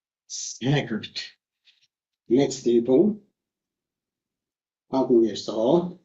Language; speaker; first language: German; non-native, fluent; Tibetan